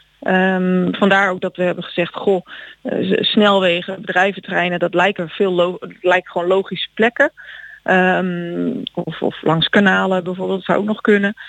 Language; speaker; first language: Dutch; native; Dutch